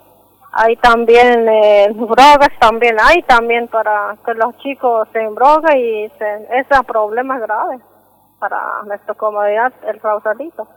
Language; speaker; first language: Spanish; non-native, local second language; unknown